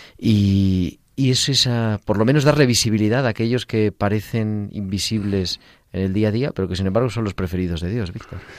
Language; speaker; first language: Spanish; native; Spanish